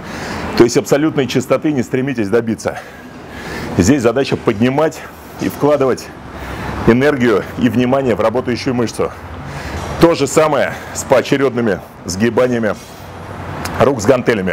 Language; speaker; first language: Russian; native; Russian